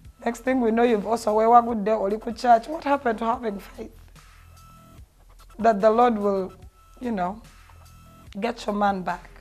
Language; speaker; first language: English; non-native, local second language; Ganda